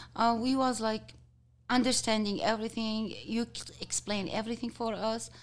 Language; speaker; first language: English; non-native, learner; Arabic